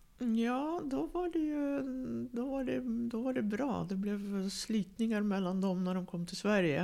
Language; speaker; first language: Swedish; early bilingual, other home language; Russian